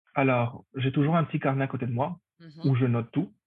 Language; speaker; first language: French; non-native, fluent; Spanish